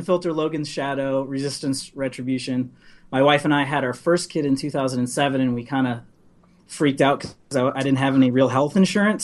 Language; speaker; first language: English; native; English